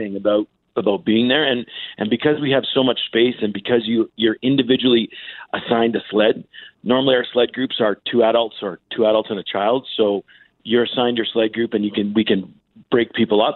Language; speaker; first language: English; native; English